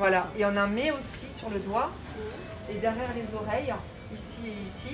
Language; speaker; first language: French; native; French